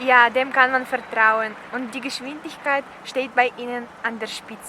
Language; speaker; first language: German; non-native, fluent; Russian